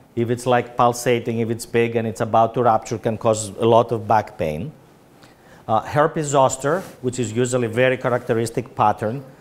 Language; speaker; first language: English; non-native, fluent; Greek